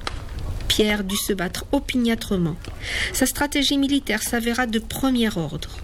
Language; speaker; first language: French; native; French